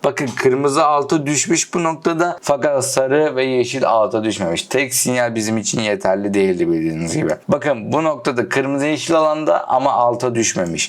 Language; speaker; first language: Turkish; native; Turkish